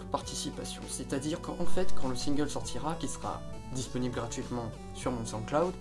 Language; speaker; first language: French; native; French